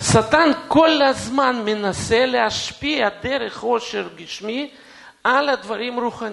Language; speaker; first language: Hebrew; non-native, fluent; Russian